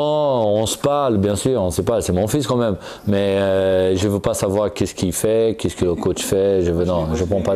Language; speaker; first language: French; non-native, fluent; Portuguese